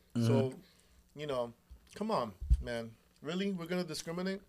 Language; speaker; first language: English; early bilingual, other home language; Spanish